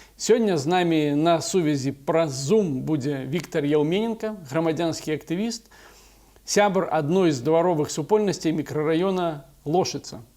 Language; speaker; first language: Belarusian; non-native, local second language; Russian